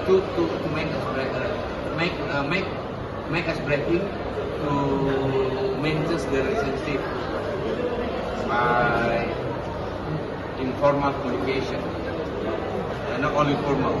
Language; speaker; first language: English; non-native, learner; Indonesian